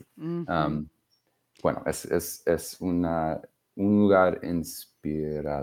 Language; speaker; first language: Spanish; non-native, fluent; English